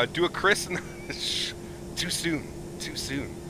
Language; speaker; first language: English; native; English